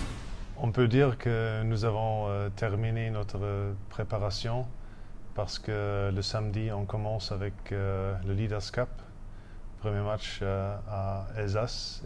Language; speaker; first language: French; non-native, fluent; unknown